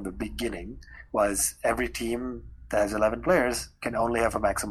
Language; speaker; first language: English; non-native, local second language; Hindi